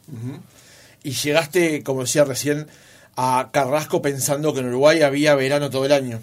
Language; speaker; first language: Spanish; native; Spanish